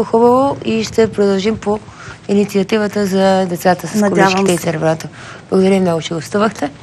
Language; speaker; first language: Bulgarian; native; Bulgarian